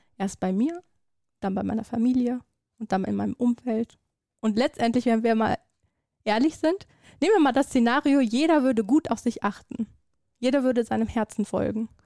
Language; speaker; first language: German; early bilingual, other home language; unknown